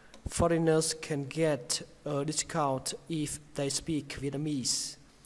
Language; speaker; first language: English; non-native, fluent; Vietnamese